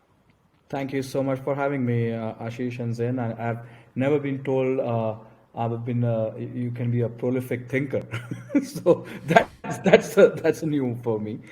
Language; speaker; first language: English; non-native, local second language; Gujarati